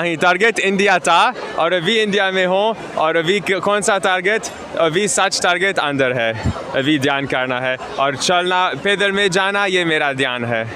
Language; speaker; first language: Hindi; non-native, learner; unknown